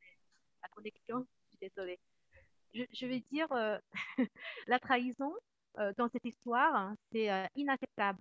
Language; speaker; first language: French; non-native, fluent; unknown